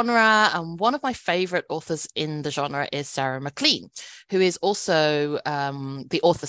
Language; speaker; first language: English; non-native, local second language; Cantonese